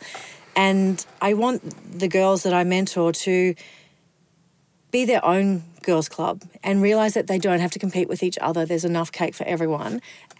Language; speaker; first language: English; native; English